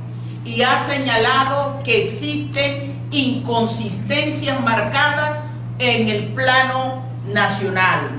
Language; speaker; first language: Spanish; native; Spanish